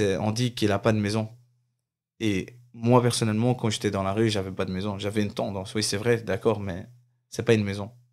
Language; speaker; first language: French; non-native, fluent; Arabic